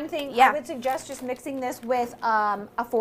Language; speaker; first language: English; native; English